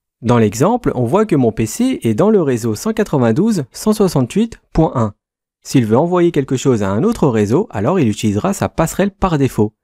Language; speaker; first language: French; native; French